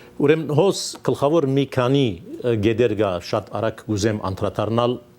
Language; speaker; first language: Armenian; early bilingual, heritage; Armenian